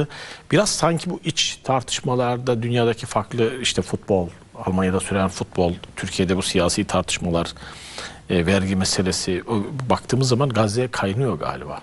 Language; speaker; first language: Turkish; native; Turkish